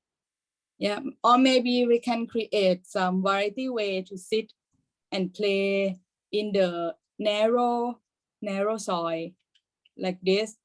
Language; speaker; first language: English; non-native, learner; Thai